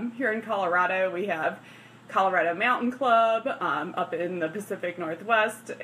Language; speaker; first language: English; native; English